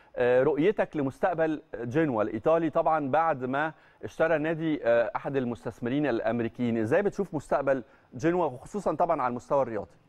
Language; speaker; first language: Arabic; native; Arabic